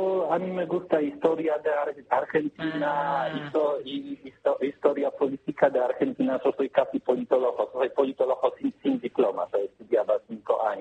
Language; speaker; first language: Spanish; non-native, learner; Polish